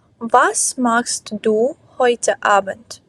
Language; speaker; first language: German; non-native, fluent; Ukrainian